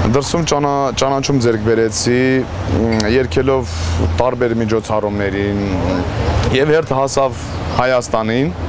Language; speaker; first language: Armenian; early bilingual, heritage; Armenian